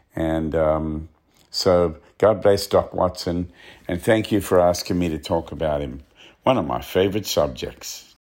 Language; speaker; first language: English; native; English